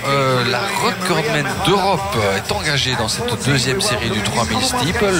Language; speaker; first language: French; native; French